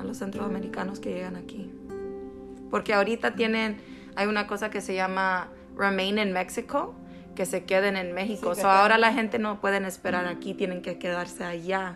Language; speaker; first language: Spanish; early bilingual, heritage; Spanish